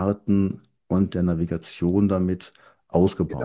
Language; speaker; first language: German; native; German